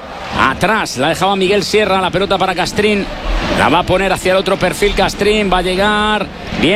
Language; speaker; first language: Spanish; native; Spanish